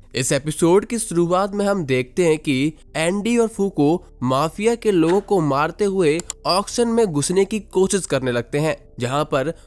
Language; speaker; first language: Hindi; native; Hindi